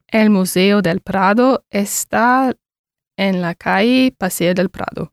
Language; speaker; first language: Spanish; non-native, learner; English